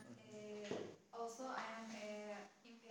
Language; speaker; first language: English; non-native, learner; Turkish